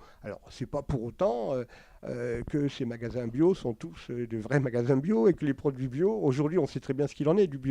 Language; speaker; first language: French; native; French